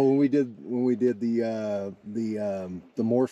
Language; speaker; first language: English; native; English